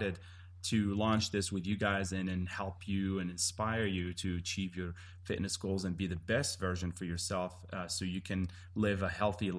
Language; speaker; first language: English; non-native, fluent; Arabic